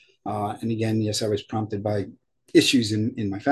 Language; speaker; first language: English; native; English